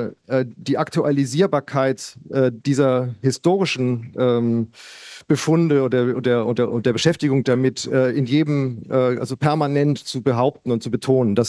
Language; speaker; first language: German; native; German